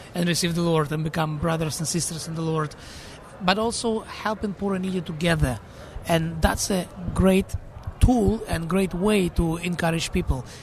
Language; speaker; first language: English; non-native, fluent; Russian